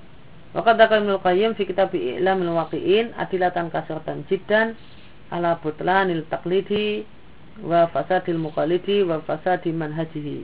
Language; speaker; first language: Arabic; non-native, fluent; Indonesian